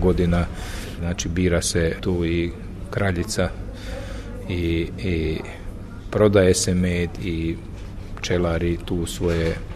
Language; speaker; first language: Serbian; non-native, local second language; Hungarian